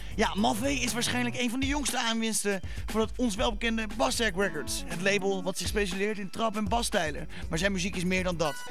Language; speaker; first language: Dutch; native; Dutch